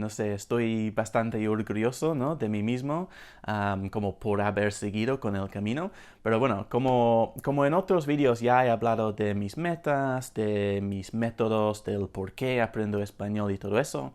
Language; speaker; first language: Spanish; non-native, fluent; English